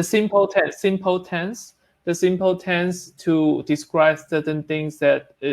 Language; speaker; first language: English; non-native, learner; Chinese